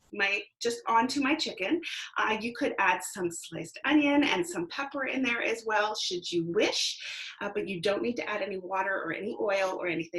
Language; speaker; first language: English; native; English